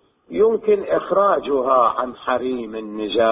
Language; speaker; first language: Arabic; native; Arabic